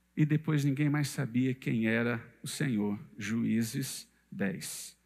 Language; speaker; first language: Portuguese; native; Portuguese